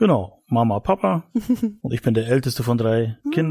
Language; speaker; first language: German; native; German